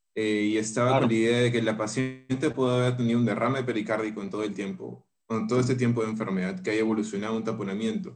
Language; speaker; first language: Spanish; native; Spanish